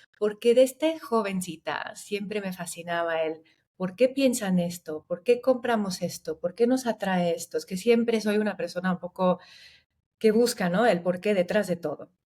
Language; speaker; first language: Spanish; non-native, fluent; German